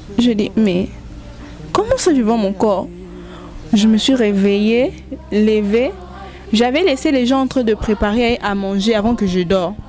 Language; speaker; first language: French; non-native, local second language; Lingala